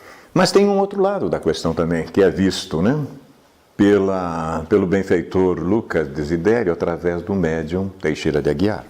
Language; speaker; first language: Portuguese; native; Portuguese